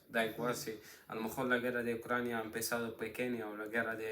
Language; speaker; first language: Spanish; non-native, fluent; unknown